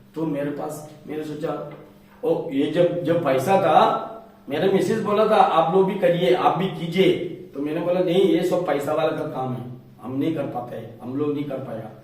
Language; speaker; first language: Hindi; non-native, local second language; Malayalam